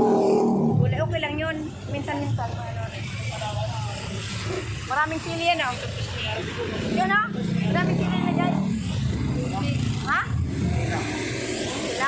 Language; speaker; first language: Filipino; non-native, local second language; Cebuano